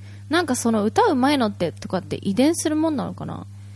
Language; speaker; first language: Japanese; native; Japanese